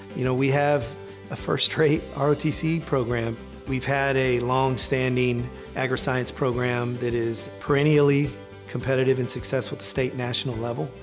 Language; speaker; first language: English; native; English